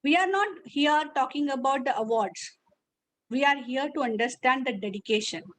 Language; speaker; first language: English; non-native, local second language; Marathi